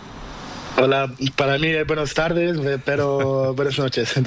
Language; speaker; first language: Spanish; non-native, learner; Portuguese